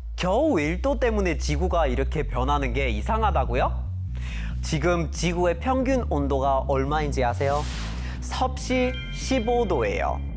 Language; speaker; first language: Korean; non-native, fluent; English